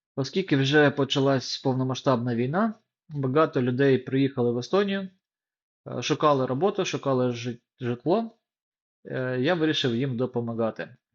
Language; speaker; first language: Ukrainian; non-native, local second language; Russian